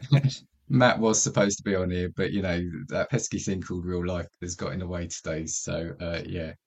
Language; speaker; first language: English; native; English